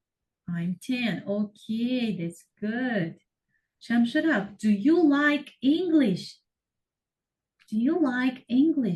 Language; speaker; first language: English; non-native, fluent; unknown